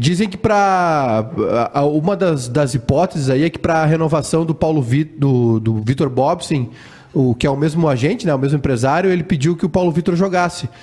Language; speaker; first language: Portuguese; native; Portuguese